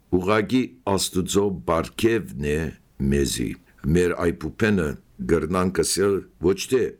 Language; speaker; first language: Armenian; early bilingual, heritage; Armenian